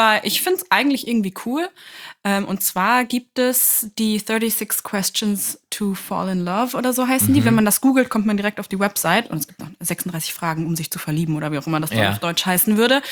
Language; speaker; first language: German; native; German